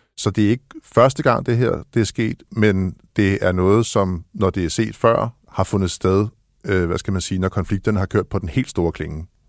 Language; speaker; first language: Danish; native; Danish